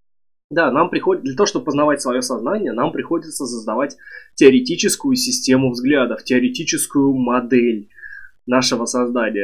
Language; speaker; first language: Russian; native; Russian